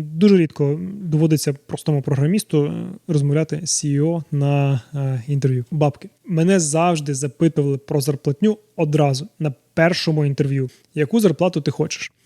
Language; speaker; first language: Ukrainian; non-native, local second language; Russian